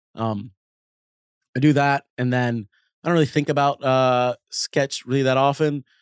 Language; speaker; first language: English; early bilingual, other home language; Arabic